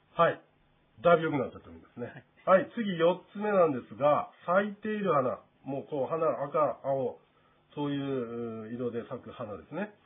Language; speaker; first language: Japanese; native; Japanese